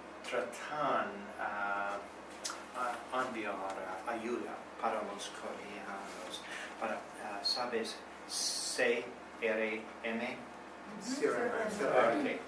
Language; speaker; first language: Spanish; non-native, learner; English